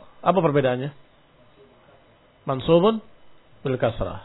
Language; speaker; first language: Arabic; non-native, fluent; Indonesian